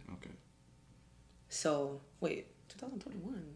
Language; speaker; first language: English; native; English